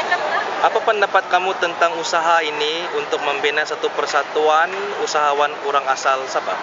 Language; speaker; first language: Indonesian; non-native, local second language; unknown